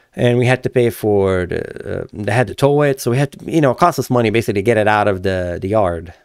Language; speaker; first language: English; native; English